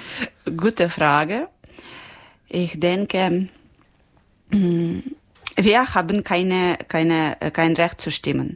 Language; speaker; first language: German; non-native, learner; Ukrainian